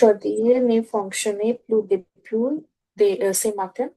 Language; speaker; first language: French; non-native, learner; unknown